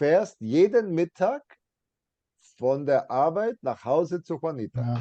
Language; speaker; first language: German; non-native, fluent; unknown